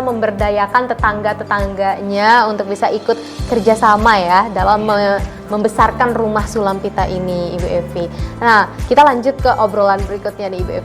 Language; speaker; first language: Indonesian; native; Indonesian